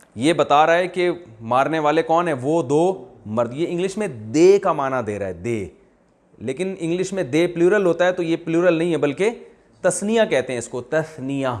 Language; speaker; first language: Urdu; native; Urdu